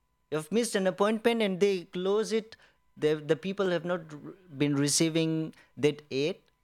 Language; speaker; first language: English; non-native, fluent; Persian